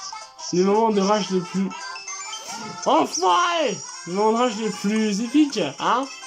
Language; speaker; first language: French; native; French